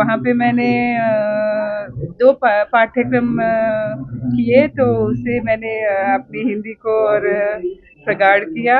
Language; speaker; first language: Hindi; non-native, fluent; Sinhala